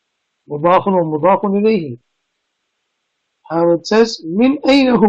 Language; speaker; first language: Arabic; non-native, fluent; English